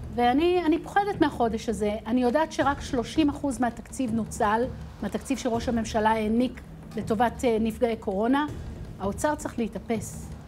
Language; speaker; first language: Hebrew; native; Hebrew